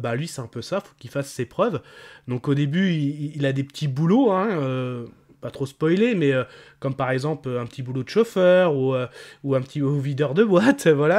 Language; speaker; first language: French; native; French